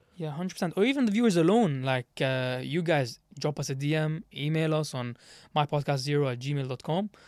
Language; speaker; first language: English; early bilingual, other home language; Arabic